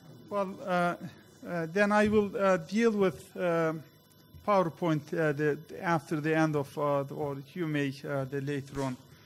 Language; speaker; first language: English; non-native, fluent; Turkish